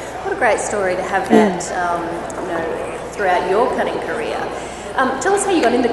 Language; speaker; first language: English; native; English